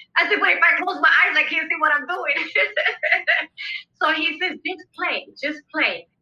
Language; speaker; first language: English; early bilingual, other home language; Spanish